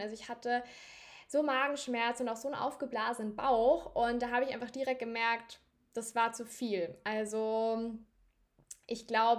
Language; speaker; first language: German; native; German